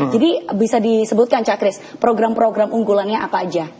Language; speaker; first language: Indonesian; native; Indonesian